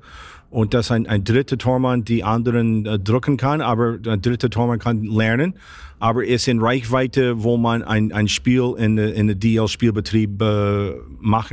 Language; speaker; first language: German; non-native, fluent; English